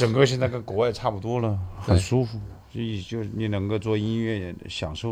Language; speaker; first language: Chinese; native; Chinese